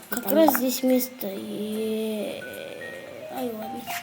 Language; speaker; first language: Russian; non-native, local second language; Kazakh